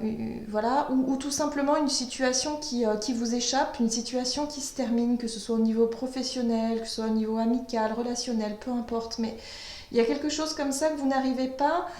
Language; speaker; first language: French; native; French